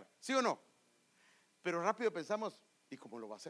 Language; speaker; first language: Spanish; native; Spanish